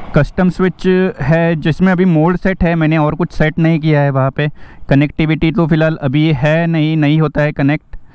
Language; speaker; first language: Hindi; non-native, local second language; Marathi